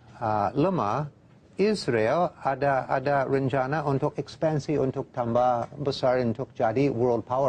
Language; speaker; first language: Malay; non-native, fluent; English